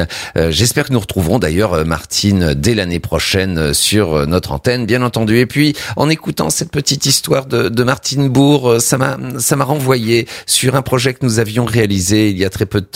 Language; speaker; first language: French; native; French